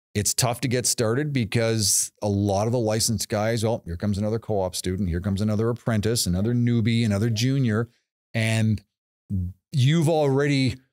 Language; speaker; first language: English; native; English